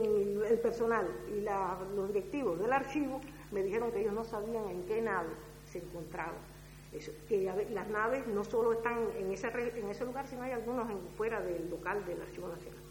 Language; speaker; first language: Spanish; native; Spanish